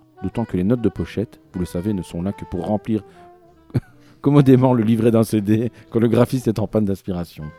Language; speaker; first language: French; native; French